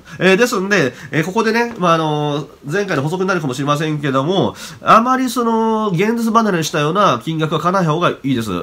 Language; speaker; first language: Japanese; native; Japanese